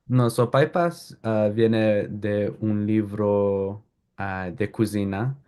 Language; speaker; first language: Spanish; non-native, learner; English